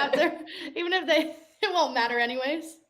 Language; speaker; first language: English; native; English